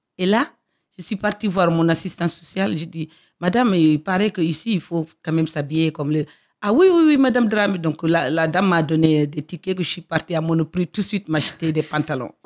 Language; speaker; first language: French; non-native, local second language; Fula